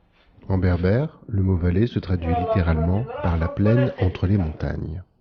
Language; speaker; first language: French; native; French